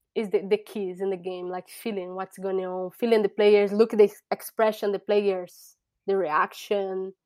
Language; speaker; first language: English; non-native, learner; Portuguese